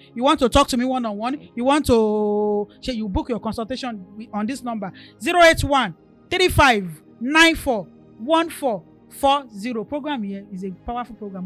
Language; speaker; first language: English; non-native, local second language; Yoruba